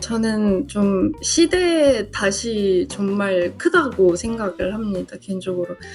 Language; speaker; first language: Korean; non-native, fluent; Estonian